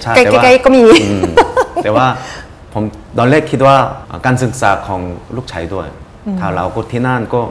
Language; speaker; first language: Thai; non-native, fluent; Korean